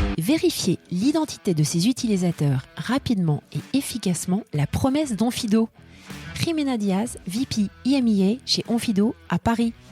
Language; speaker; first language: French; native; French